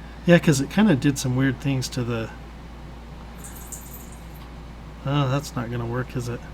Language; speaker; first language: English; native; English